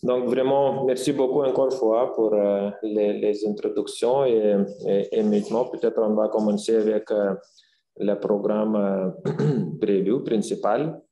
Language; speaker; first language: French; non-native, fluent; Lithuanian